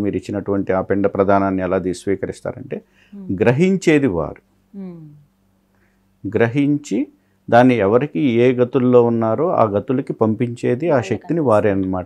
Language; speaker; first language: Telugu; native; Telugu